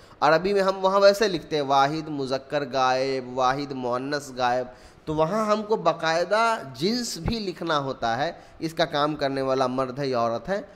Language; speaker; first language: Urdu; native; Urdu